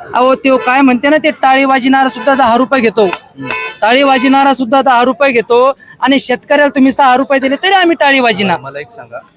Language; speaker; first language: Marathi; native; Marathi